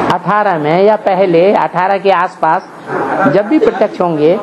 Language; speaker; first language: Hindi; native; Hindi